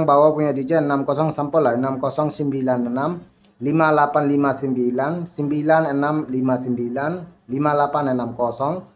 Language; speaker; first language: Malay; non-native, learner; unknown